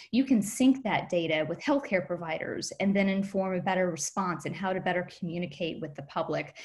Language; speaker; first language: English; native; English